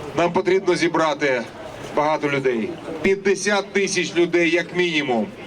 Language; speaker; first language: Ukrainian; non-native, local second language; Russian